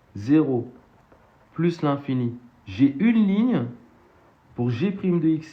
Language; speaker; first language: French; native; French